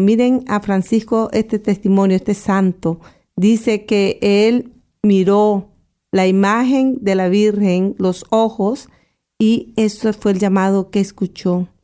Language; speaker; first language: Spanish; native; Spanish